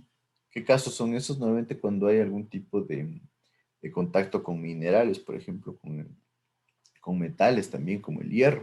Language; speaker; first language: Spanish; native; Spanish